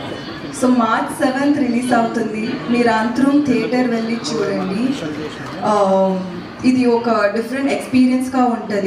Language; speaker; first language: Telugu; non-native, learner; Tamil